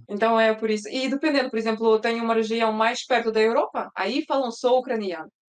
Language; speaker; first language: Portuguese; early bilingual, other home language; Russian